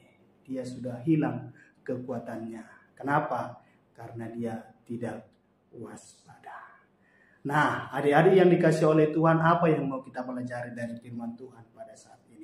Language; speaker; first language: Indonesian; native; Indonesian